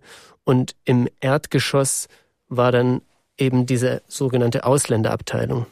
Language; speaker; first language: German; native; German